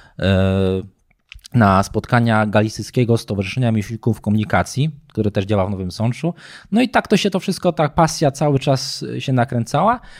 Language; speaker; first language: Polish; native; Polish